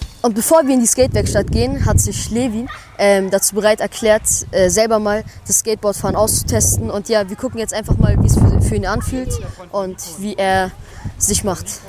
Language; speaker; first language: German; native; German